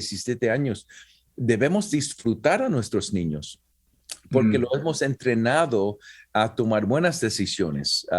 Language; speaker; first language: Spanish; early bilingual, heritage; Spanish